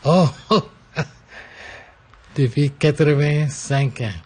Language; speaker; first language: French; non-native, local second language; English